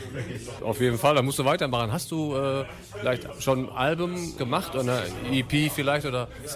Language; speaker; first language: German; native; German